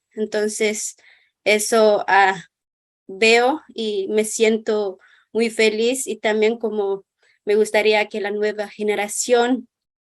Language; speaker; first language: Spanish; non-native, local second language; Kʼicheʼ